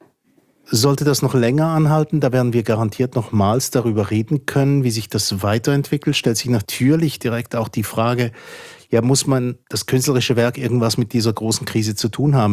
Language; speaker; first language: German; native; German